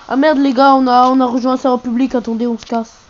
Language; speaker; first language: French; native; French